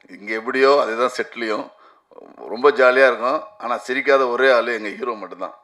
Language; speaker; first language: Tamil; native; Tamil